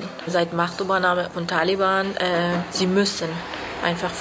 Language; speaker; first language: German; non-native, fluent; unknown